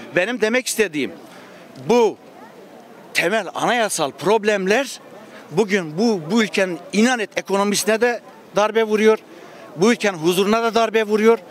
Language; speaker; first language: Turkish; native; Turkish